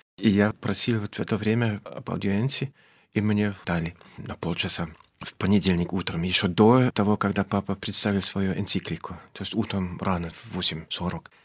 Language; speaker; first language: Russian; non-native, fluent; German